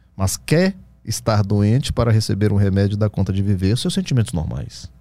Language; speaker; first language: Portuguese; native; Portuguese